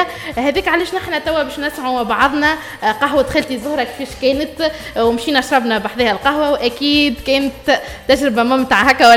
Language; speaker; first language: Arabic; native; Arabic